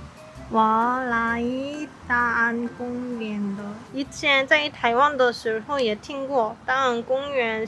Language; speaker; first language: Chinese; non-native, learner; Korean